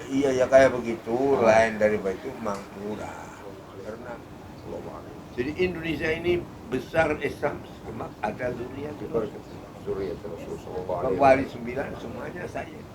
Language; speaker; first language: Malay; non-native, local second language; Javanese